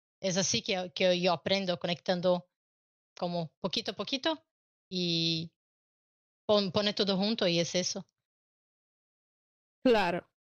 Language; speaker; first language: Spanish; non-native, learner; Portuguese